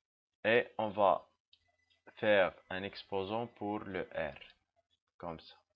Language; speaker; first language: French; non-native, local second language; Arabic